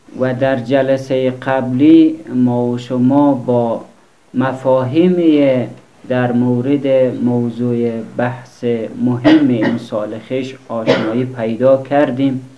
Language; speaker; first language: Persian; native; Persian